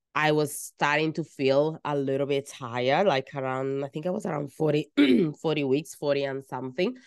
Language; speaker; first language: English; non-native, fluent; Italian